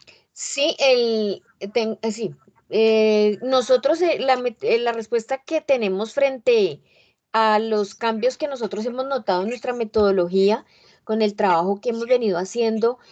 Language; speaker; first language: Spanish; native; Spanish